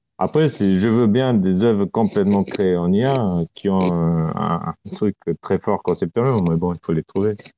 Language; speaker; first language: French; non-native, fluent; Romanian